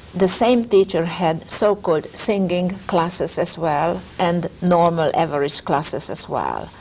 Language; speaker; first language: English; non-native, fluent; Hungarian